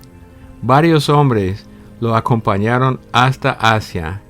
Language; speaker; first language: Spanish; native; Spanish